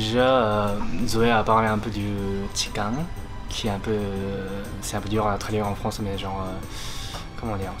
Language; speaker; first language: French; non-native, fluent; Japanese